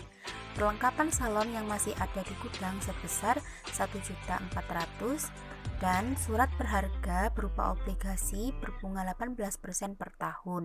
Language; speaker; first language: Indonesian; native; Indonesian